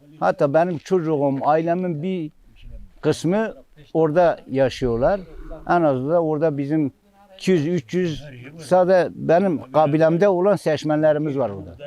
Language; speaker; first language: Turkish; native; Turkish